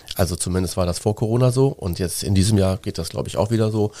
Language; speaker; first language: German; native; German